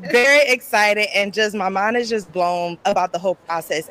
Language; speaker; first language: English; native; English